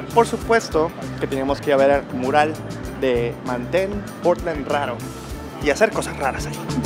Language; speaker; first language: Spanish; native; Spanish